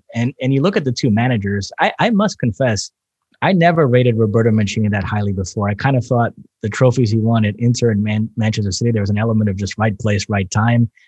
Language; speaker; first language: English; non-native, fluent; Portuguese